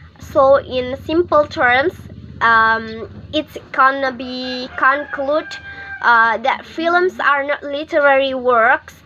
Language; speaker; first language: English; non-native, learner; Indonesian